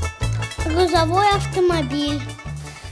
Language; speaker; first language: Russian; native; Russian